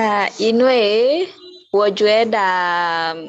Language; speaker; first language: Chinese; non-native, learner; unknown